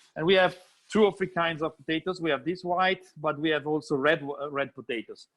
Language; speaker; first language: English; non-native, fluent; Italian